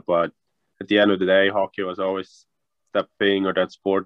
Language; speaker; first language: English; non-native, fluent; Swiss German